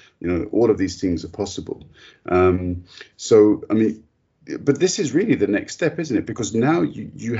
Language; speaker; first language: English; native; English